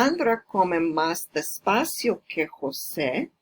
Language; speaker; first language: Spanish; non-native, fluent; English